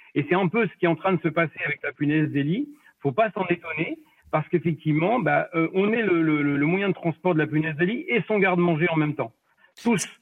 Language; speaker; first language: French; native; French